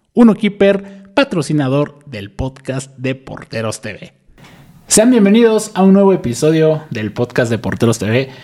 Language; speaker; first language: Spanish; native; Spanish